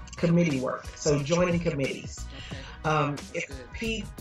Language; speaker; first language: English; native; English